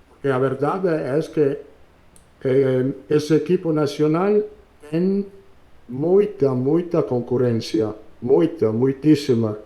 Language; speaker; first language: Portuguese; non-native, learner; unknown